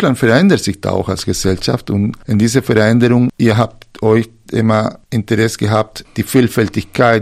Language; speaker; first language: German; non-native, learner; Spanish